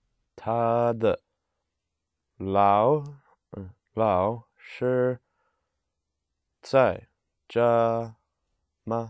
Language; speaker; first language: Chinese; non-native, learner; English